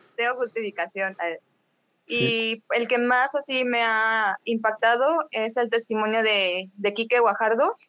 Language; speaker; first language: Spanish; native; Spanish